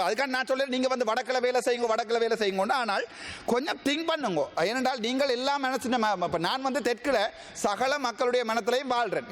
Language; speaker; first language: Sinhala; non-native, local second language; Tamil